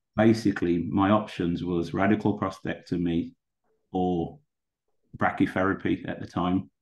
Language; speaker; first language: English; native; English